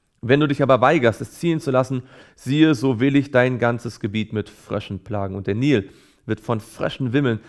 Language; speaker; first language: German; native; German